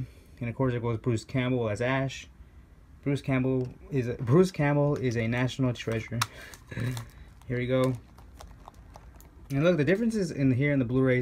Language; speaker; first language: English; native; English